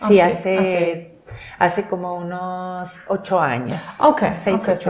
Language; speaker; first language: Spanish; non-native, local second language; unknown